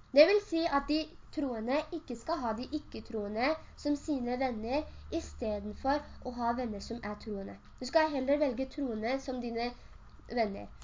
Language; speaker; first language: Norwegian; early bilingual, other home language; Urdu